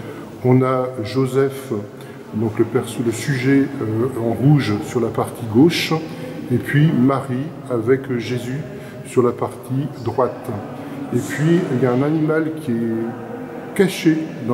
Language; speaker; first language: French; native; French